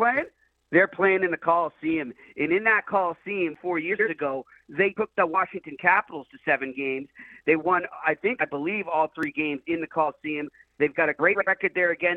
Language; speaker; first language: English; native; English